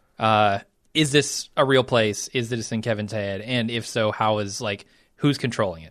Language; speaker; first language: English; native; English